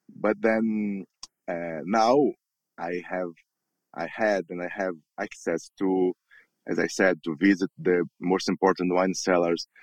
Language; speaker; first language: English; non-native, learner; Portuguese